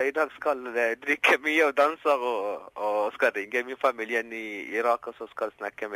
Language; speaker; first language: Norwegian; non-native, learner; Arabic